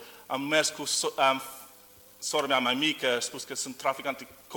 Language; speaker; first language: Romanian; non-native, learner; English